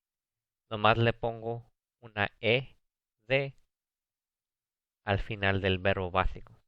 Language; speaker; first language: Spanish; early bilingual, heritage; English